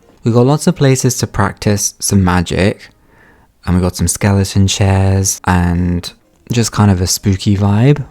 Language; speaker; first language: English; native; English